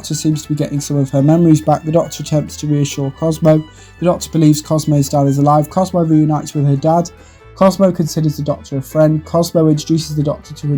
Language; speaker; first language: English; native; English